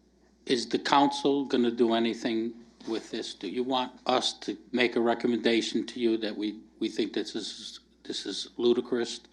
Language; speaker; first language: English; native; English